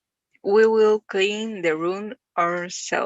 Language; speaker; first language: English; non-native, learner; Spanish